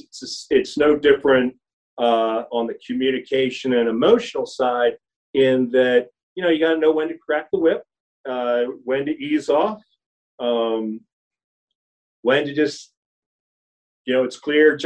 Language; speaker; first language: English; native; English